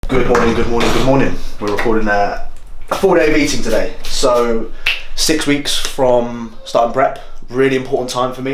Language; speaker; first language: English; native; English